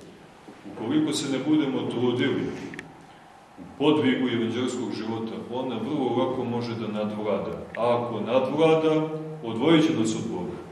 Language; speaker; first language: Serbian; native; Serbian